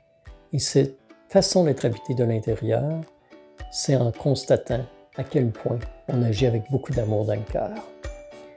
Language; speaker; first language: French; native; French